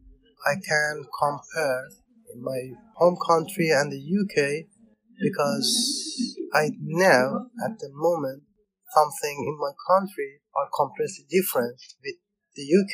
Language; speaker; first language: English; non-native, learner; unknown